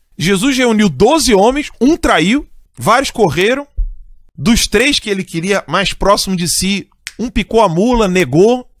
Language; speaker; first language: Portuguese; native; Portuguese